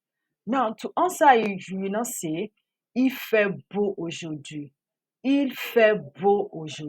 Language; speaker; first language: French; non-native, fluent; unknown